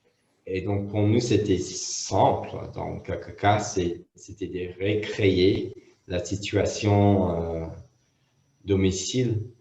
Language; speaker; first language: French; non-native, fluent; English